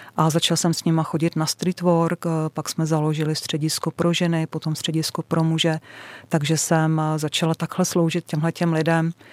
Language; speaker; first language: Czech; native; Czech